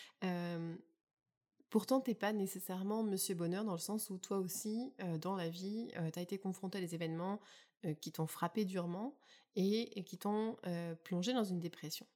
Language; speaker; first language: French; native; French